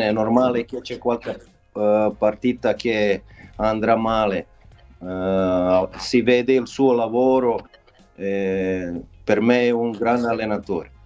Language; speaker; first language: Italian; non-native, fluent; Serbian